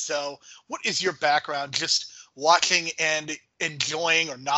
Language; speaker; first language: English; native; English